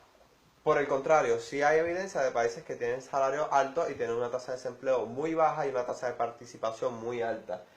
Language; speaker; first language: Spanish; native; Spanish